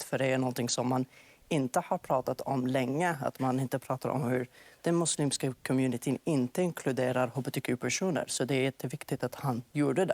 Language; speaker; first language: Swedish; non-native, fluent; Arabic